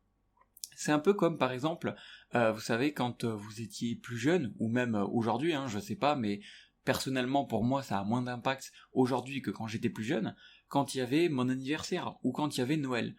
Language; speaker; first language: French; native; French